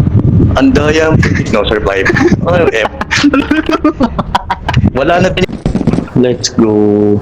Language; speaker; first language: Filipino; native; Filipino